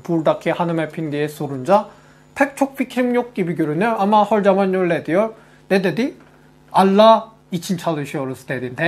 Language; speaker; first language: Turkish; non-native, learner; Korean